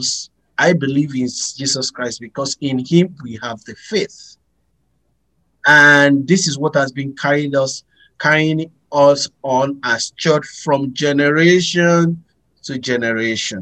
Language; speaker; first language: English; non-native, local second language; Yoruba